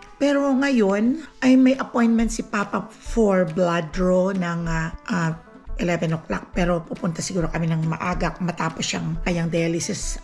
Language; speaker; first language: Filipino; native; Filipino